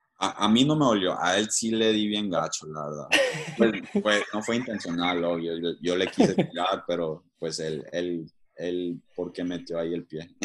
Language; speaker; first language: Spanish; early bilingual, heritage; Spanish